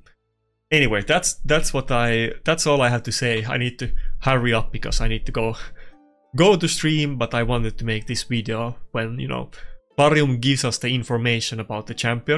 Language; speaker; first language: English; non-native, fluent; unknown